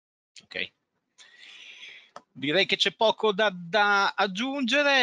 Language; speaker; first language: Italian; native; Italian